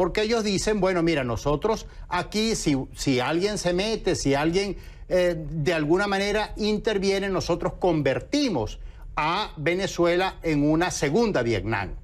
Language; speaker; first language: Spanish; native; Spanish